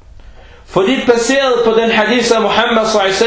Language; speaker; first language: Danish; early bilingual, other home language; Arabic